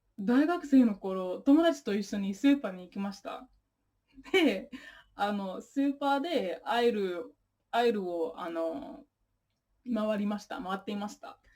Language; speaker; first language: Japanese; non-native, fluent; English